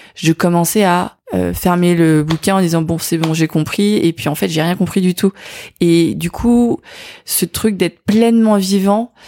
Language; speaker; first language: French; native; French